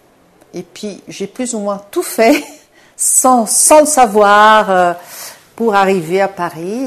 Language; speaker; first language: French; non-native, fluent; Portuguese